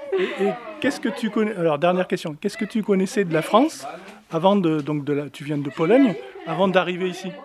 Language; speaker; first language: French; native; French